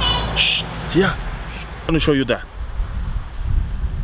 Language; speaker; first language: English; non-native, learner; French